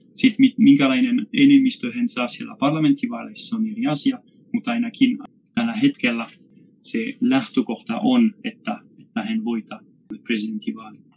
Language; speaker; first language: Finnish; non-native, fluent; French